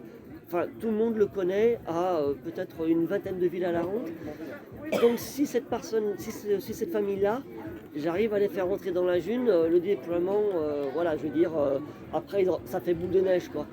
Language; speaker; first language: French; native; French